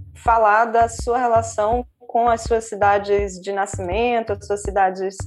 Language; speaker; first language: Portuguese; native; Portuguese